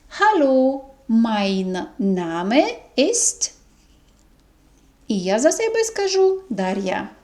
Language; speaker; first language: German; non-native, fluent; Ukrainian